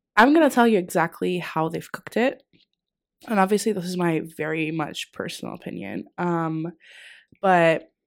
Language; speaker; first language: English; non-native, fluent; Greek